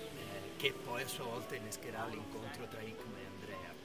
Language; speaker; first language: Italian; native; Italian